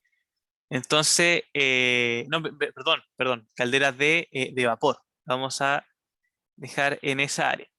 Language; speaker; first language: Spanish; native; Spanish